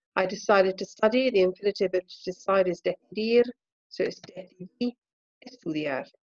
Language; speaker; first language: English; native; English